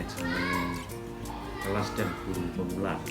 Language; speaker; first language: Indonesian; native; Indonesian